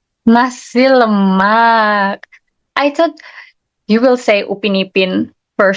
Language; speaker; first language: English; non-native, learner; Indonesian